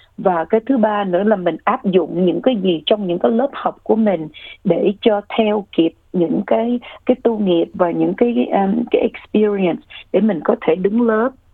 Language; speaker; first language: Vietnamese; early bilingual, heritage; Vietnamese